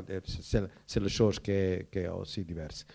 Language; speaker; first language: French; non-native, learner; Croatian